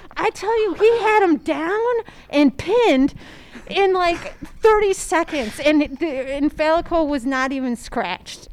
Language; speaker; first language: English; native; English